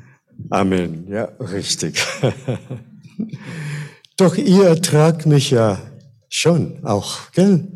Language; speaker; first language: German; non-native, fluent; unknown